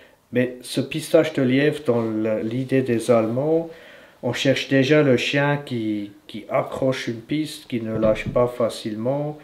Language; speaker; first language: French; native; French